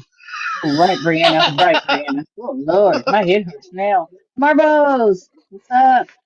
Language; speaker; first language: English; native; English